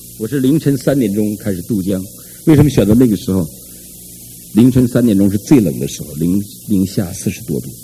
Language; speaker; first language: Chinese; native; Chinese